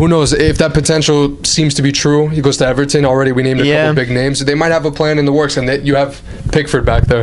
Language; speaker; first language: English; native; English